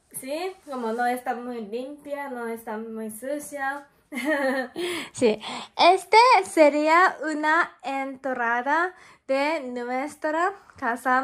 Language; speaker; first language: Spanish; non-native, learner; Japanese